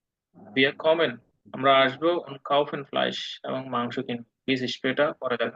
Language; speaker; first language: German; non-native, fluent; Bangla